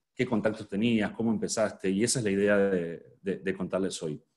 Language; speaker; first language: Spanish; native; Spanish